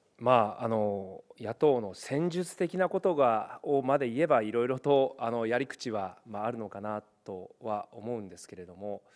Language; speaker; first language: Japanese; native; Japanese